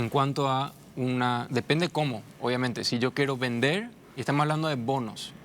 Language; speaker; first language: Spanish; native; Spanish